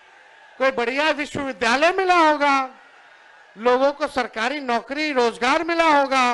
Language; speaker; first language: Hindi; native; Hindi